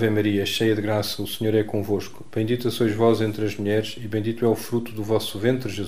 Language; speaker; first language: Portuguese; native; Portuguese